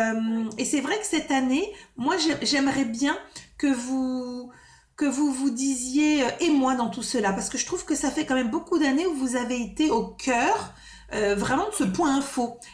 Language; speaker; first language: French; native; French